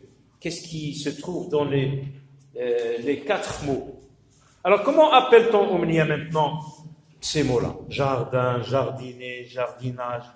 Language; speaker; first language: French; non-native, local second language; Arabic